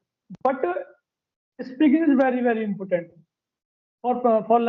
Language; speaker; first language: English; non-native, learner; Hindi